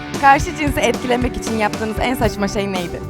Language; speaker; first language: Turkish; native; Turkish